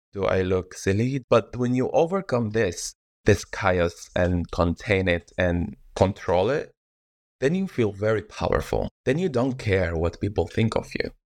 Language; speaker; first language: English; non-native, fluent; Arabic